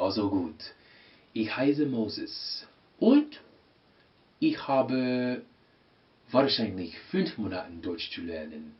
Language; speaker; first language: German; non-native, learner; English